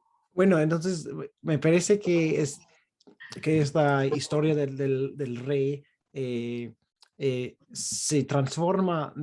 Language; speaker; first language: Spanish; non-native, fluent; English